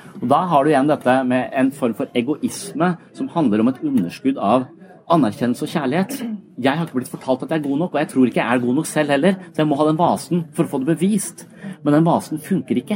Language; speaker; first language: Norwegian; native; Norwegian